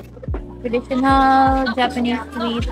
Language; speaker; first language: English; non-native, local second language; Filipino